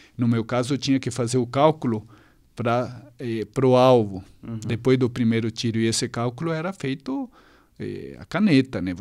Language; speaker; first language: Portuguese; non-native, fluent; Spanish